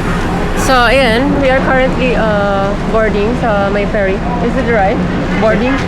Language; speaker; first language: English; non-native, local second language; Filipino